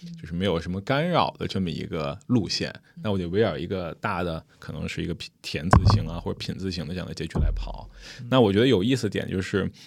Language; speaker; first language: Chinese; native; Chinese